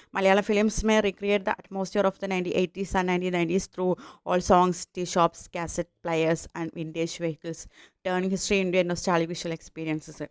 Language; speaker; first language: English; non-native, local second language; Malayalam